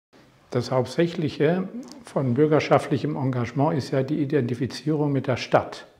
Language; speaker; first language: German; non-native, fluent; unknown